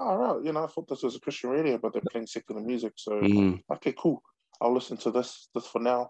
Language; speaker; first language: English; native; English